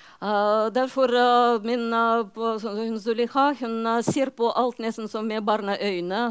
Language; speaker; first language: Norwegian; non-native, fluent; Russian